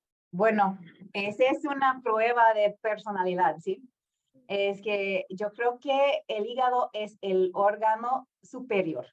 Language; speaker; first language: Spanish; non-native, fluent; English